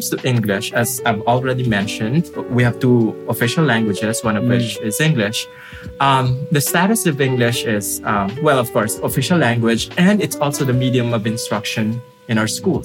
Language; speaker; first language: English; non-native, local second language; Filipino